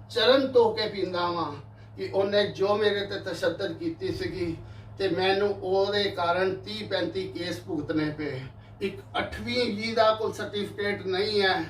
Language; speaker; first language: Hindi; non-native, local second language; Punjabi